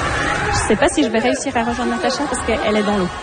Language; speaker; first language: French; native; French